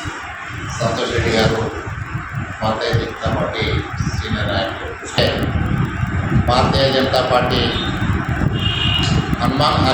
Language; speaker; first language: Telugu; native; Telugu